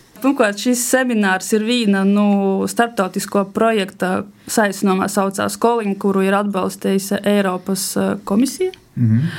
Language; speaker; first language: Latvian; non-native, fluent; German